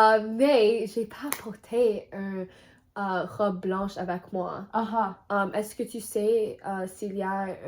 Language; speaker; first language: French; non-native, learner; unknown